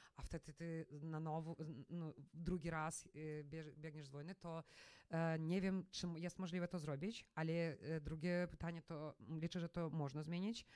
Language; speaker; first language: Polish; non-native, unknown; Russian